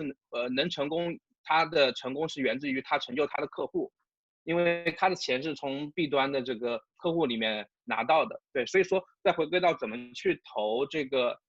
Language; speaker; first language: Chinese; native; Chinese